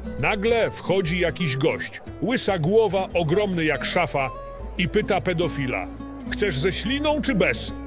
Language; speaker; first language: Polish; native; Polish